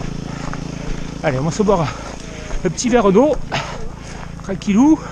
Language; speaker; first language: French; native; French